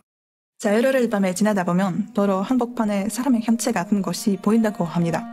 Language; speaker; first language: Korean; non-native, fluent; Kazakh